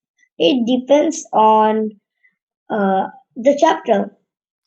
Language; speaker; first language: English; non-native, learner; Hindi